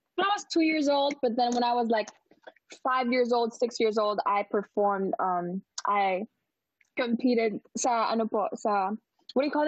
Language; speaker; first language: English; non-native, local second language; Filipino